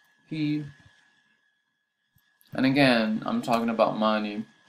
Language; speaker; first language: English; non-native, fluent; Portuguese